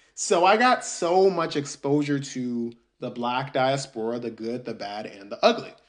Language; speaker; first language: English; early bilingual, other home language; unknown